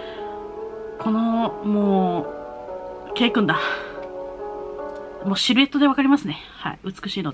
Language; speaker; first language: Japanese; native; Japanese